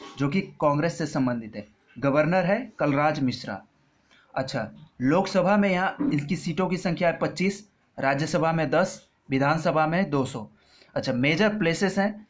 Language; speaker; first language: Hindi; non-native, local second language; Bangla